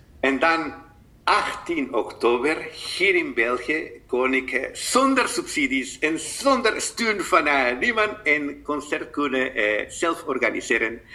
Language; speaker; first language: Dutch; non-native, fluent; Spanish